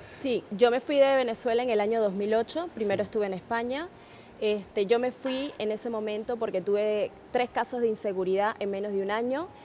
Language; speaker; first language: Spanish; native; Spanish